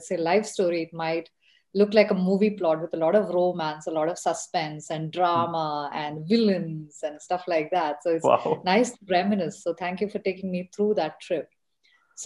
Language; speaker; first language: English; non-native, local second language; Malayalam